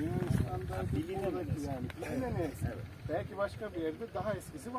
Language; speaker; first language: Turkish; non-native, learner; Italian